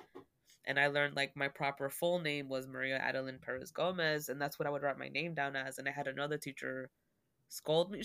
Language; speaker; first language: English; early bilingual, other home language; Spanish